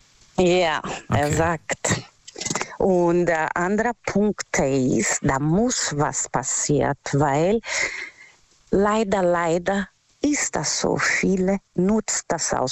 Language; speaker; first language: German; non-native, learner; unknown